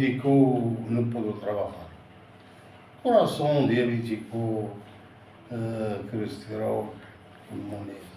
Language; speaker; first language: Spanish; non-native, learner; Arabic